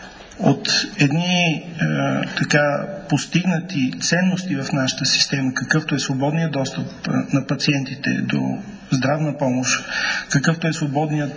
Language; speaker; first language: Bulgarian; native; Bulgarian